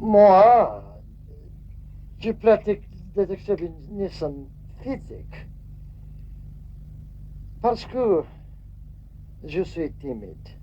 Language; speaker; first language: French; non-native, fluent; Japanese